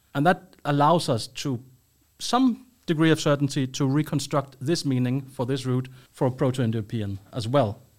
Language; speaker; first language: English; non-native, fluent; Danish